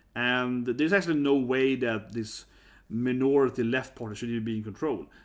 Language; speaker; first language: English; non-native, fluent; Swedish